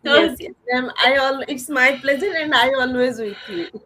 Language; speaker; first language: English; non-native, learner; Odia